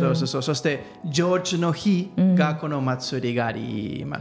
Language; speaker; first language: Japanese; non-native, learner; Catalan